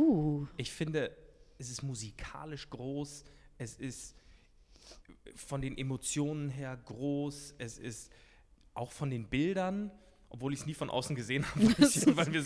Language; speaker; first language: German; native; German